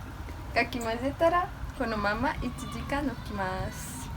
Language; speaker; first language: Japanese; non-native, fluent; Serbian